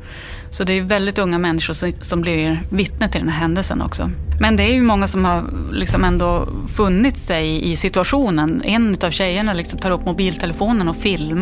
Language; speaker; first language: Swedish; native; Swedish